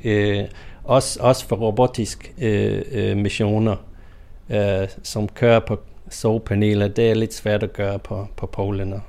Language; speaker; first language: Danish; non-native, fluent; English